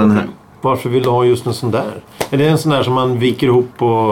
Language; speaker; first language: Swedish; native; Swedish